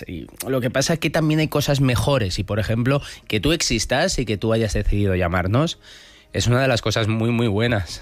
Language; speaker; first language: Spanish; native; Spanish